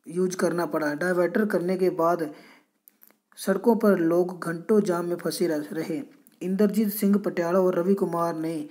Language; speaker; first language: Hindi; non-native, local second language; Punjabi